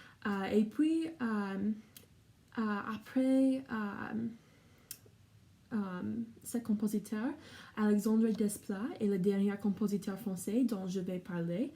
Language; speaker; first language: French; non-native, learner; English